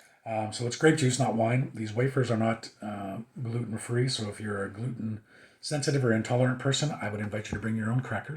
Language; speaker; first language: English; native; English